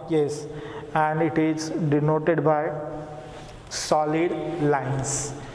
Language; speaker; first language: English; non-native, local second language; Marathi